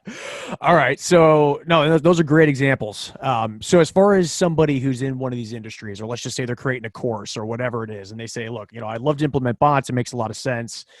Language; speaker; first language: English; native; English